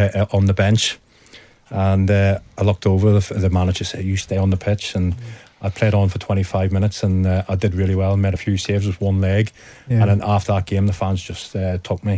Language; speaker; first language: English; native; English